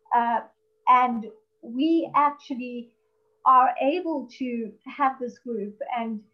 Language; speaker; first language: English; native; English